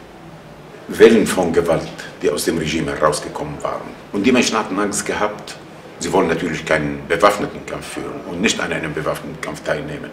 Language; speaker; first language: German; non-native, fluent; Arabic